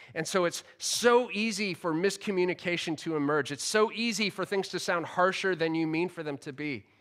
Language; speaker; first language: English; native; English